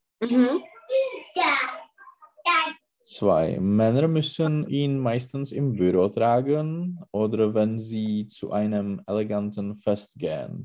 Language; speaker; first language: German; non-native, learner; Czech